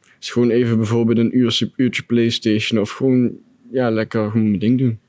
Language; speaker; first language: Dutch; native; Dutch